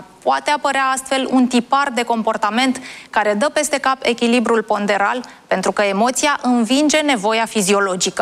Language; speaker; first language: Romanian; native; Romanian